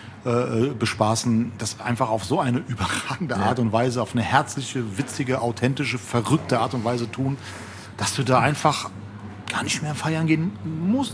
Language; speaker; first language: German; native; German